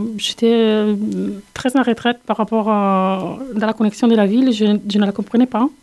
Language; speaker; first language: French; non-native, fluent; Italian